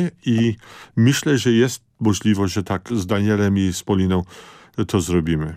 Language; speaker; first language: Polish; early bilingual, other home language; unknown